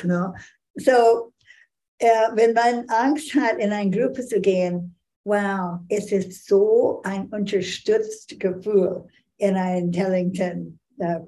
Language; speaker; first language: German; non-native, learner; English